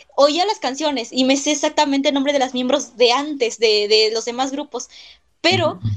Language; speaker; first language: Spanish; native; Spanish